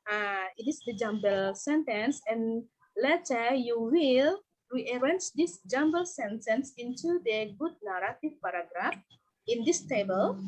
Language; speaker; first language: English; non-native, learner; Indonesian